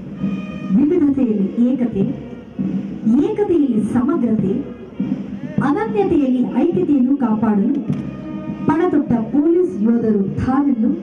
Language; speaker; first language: Kannada; native; Kannada